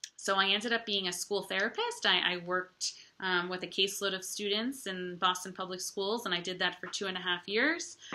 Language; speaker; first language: English; native; English